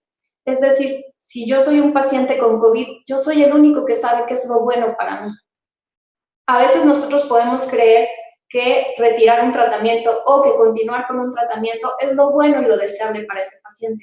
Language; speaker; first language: Spanish; native; Spanish